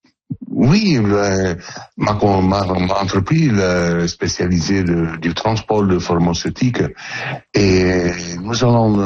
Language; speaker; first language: French; non-native, learner; Italian